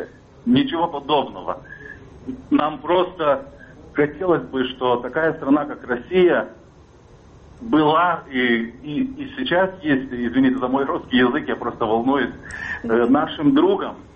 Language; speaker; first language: Russian; non-native, fluent; Lithuanian